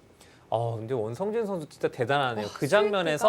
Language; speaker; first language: Korean; native; Korean